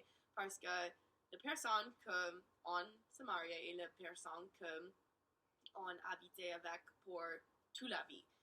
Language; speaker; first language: French; non-native, learner; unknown